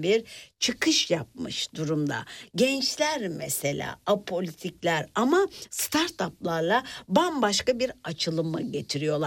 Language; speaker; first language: Turkish; native; Turkish